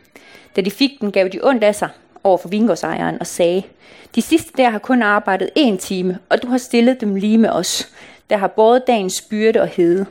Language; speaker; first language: Danish; native; Danish